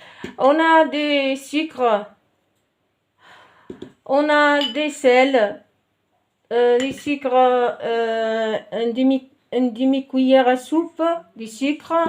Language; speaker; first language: French; non-native, local second language; Arabic